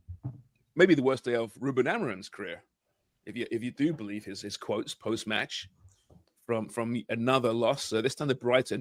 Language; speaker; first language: English; native; English